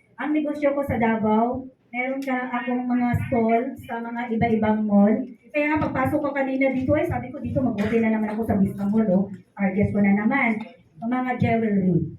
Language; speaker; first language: Filipino; non-native, local second language; Hiligaynon